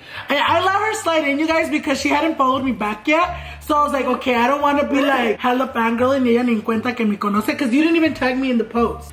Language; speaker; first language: English; early bilingual, other home language; Spanish